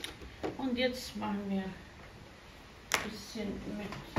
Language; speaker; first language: German; non-native, fluent; Croatian